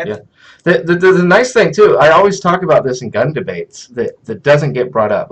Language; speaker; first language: English; native; English